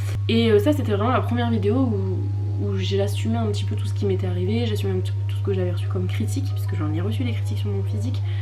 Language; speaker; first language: French; native; French